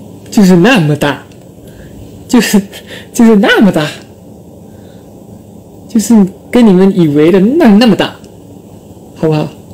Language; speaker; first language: Chinese; non-native, fluent; Thai